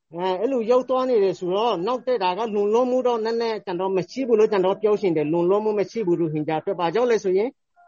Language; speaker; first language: Burmese; non-native, local second language; Rohingya